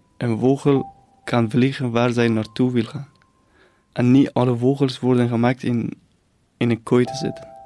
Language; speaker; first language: Dutch; non-native, fluent; Persian